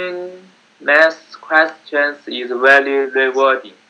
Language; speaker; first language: English; non-native, learner; Chinese